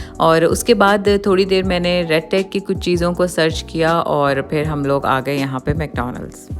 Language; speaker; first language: Urdu; native; Urdu